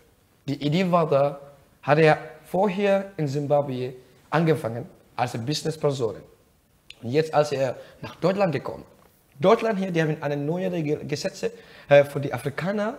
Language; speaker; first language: German; non-native, fluent; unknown